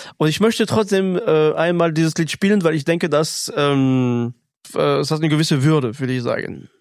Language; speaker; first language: German; non-native, fluent; French